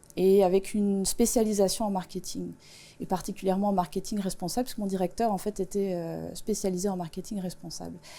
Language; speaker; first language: French; non-native, local second language; Swiss German